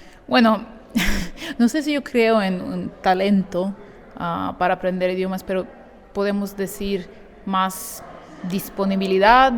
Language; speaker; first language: Spanish; non-native, fluent; Ukrainian